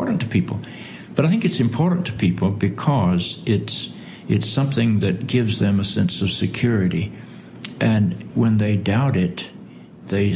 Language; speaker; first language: English; native; English